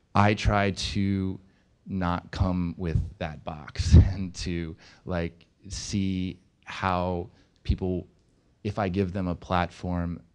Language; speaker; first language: English; native; English